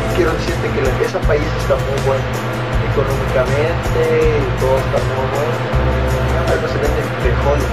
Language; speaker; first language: Spanish; non-native, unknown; Arabic